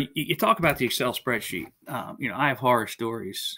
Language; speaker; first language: English; native; English